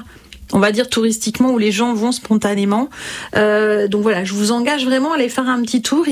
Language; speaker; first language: French; native; French